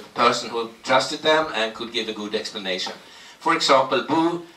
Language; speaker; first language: English; non-native, fluent; Swedish